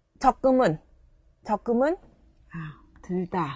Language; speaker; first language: Korean; non-native, fluent; Vietnamese